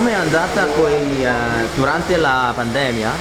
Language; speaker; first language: Italian; non-native, learner; Korean